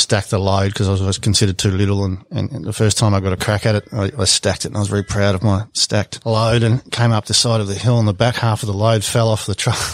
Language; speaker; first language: English; native; English